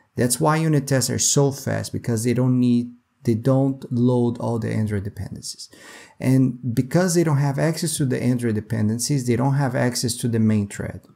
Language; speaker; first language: English; non-native, fluent; Portuguese